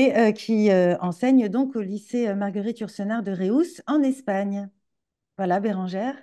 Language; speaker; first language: French; native; French